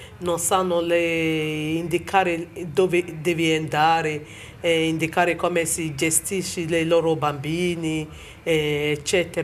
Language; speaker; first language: Italian; non-native, learner; Bini